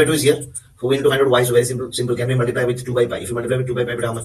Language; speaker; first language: English; non-native, local second language; Hindi